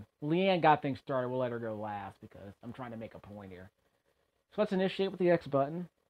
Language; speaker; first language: English; native; English